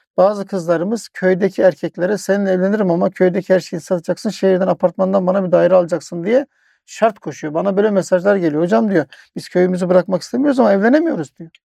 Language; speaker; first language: Turkish; native; Turkish